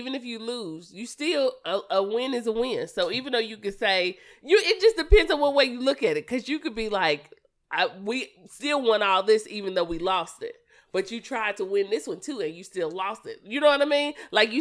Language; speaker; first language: English; native; English